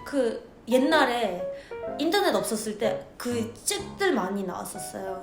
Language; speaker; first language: Korean; non-native, fluent; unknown